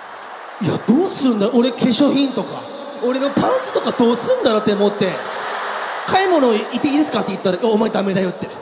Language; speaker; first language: Japanese; native; Japanese